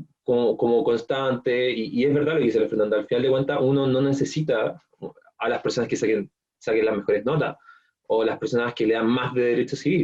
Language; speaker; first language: Spanish; native; Spanish